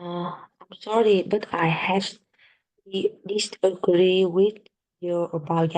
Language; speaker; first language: English; non-native, learner; Vietnamese